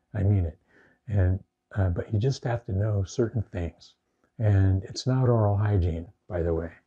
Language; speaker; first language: English; native; English